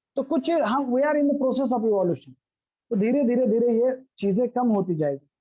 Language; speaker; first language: Hindi; non-native, local second language; Marathi